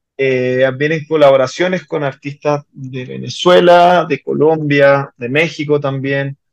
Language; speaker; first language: Spanish; native; Spanish